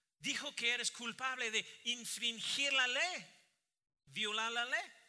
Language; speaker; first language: Spanish; non-native, fluent; English